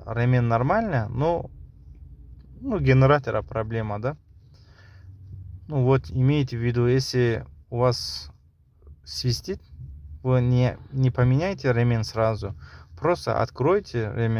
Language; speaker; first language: Russian; non-native, local second language; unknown